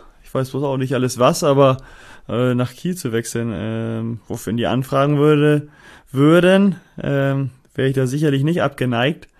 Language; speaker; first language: German; native; German